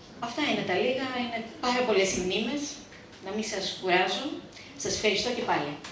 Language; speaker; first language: Greek; early bilingual, heritage; Greek